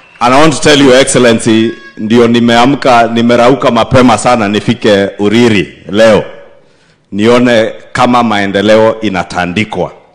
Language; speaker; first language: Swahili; non-native, local second language; Kikuyu